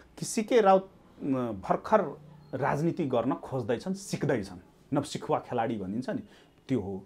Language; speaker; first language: Nepali; non-native, local second language; Maithili